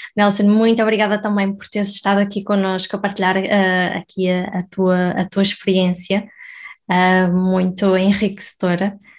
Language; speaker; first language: Portuguese; native; Portuguese